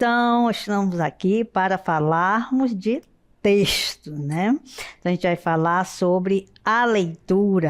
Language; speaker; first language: Portuguese; native; Portuguese